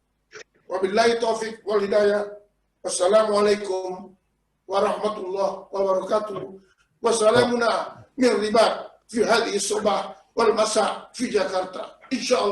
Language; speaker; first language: Arabic; non-native, fluent; Indonesian